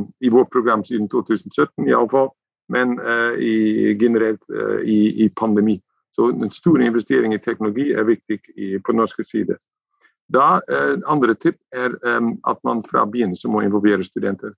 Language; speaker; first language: Norwegian; non-native, fluent; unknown